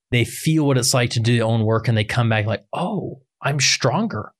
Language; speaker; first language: English; native; English